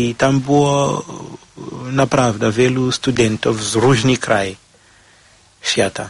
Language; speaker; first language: Polish; non-native, learner; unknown